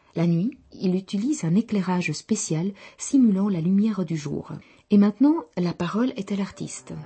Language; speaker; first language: French; non-native, fluent; Czech